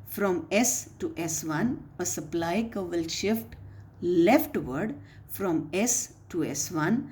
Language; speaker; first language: English; non-native, local second language; Punjabi